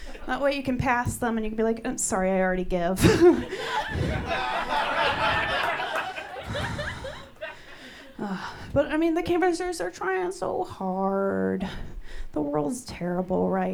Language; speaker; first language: English; native; English